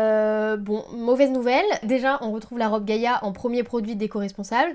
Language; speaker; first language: French; native; French